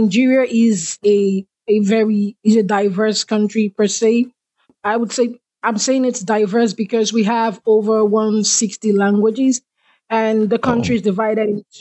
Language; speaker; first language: English; non-native, local second language; Igbo